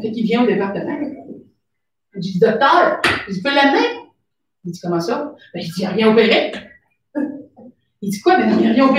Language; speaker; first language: French; native; French